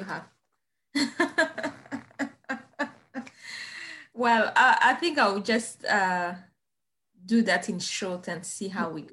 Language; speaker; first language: English; non-native, fluent; Kinyarwanda